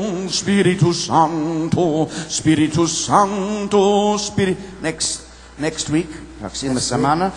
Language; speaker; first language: Portuguese; non-native, learner; English